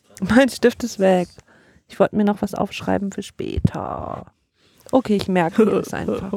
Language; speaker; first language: German; native; German